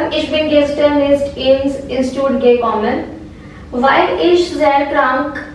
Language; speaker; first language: German; non-native, learner; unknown